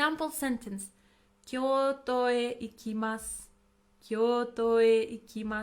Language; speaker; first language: Japanese; non-native, fluent; English